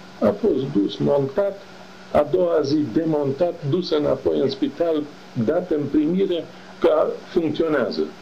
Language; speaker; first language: Romanian; non-native, local second language; German